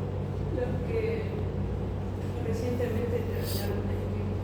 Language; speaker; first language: Spanish; native; Spanish